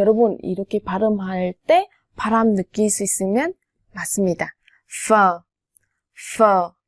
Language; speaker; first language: Korean; non-native, fluent; Vietnamese